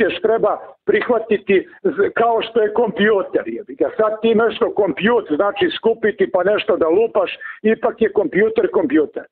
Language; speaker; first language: Serbian; native; Serbian